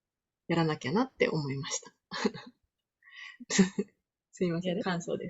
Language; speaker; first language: Japanese; native; Japanese